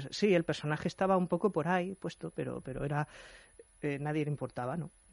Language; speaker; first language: Spanish; native; Spanish